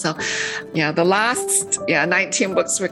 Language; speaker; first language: English; native; English